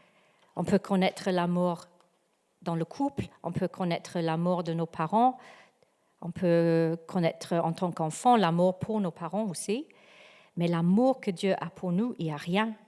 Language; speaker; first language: French; non-native, fluent; English